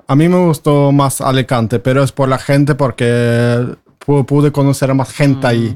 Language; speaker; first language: Spanish; non-native, fluent; Norwegian